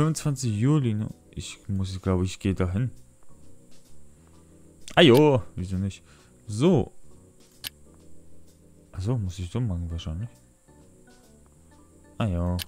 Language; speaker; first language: German; non-native, learner; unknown